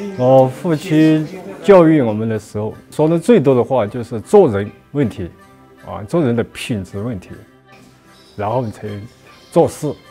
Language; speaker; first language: Chinese; non-native, local second language; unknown